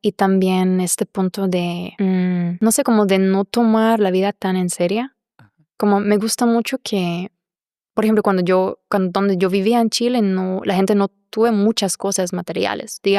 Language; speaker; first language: Spanish; non-native, fluent; German